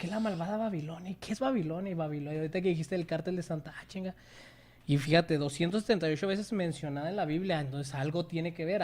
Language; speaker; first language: Spanish; native; Spanish